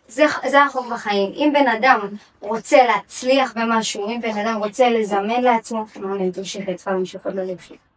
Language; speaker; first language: Hebrew; native; Hebrew